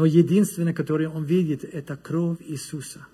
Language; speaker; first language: Russian; non-native, learner; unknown